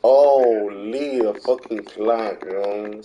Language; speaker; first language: English; native; English